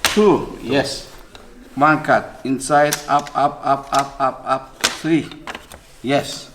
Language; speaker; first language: English; non-native, learner; Uzbek